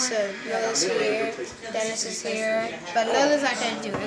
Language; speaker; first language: English; native; English